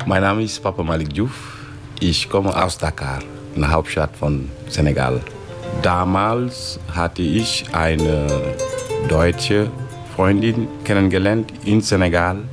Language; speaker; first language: German; non-native, local second language; Wolof